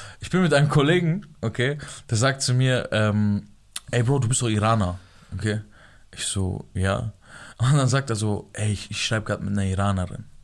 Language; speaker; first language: German; early bilingual, other home language; Persian